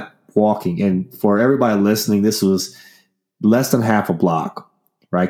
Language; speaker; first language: English; native; English